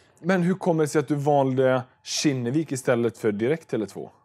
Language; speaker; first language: Swedish; native; Swedish